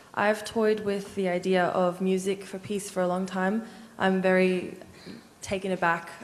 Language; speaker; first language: English; non-native, fluent; Turkish